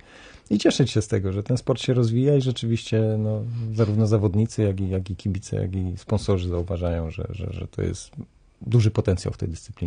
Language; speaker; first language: Polish; native; Polish